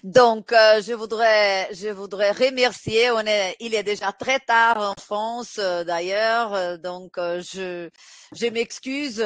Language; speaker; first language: French; non-native, fluent; Portuguese